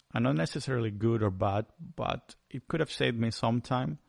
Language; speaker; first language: English; non-native, fluent; Spanish